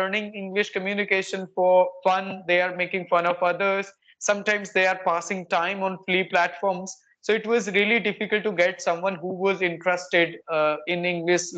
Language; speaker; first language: English; non-native, local second language; Hindi